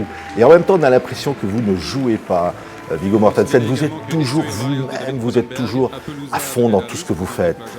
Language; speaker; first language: French; native; French